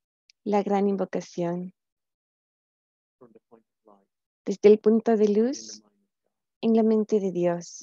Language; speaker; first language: Spanish; native; Spanish